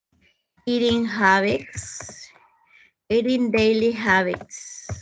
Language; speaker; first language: English; non-native, fluent; Spanish